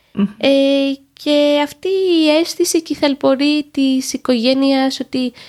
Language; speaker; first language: Greek; native; Greek